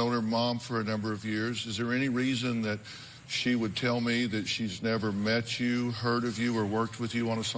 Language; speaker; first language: English; native; English